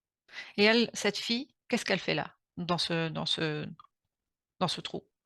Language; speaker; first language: French; native; French